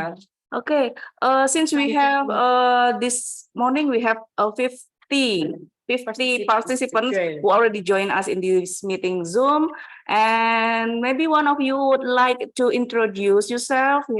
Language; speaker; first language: English; non-native, fluent; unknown